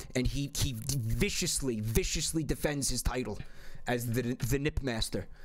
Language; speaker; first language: English; native; English